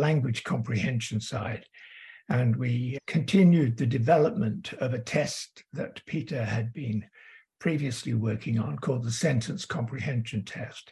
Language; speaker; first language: English; native; English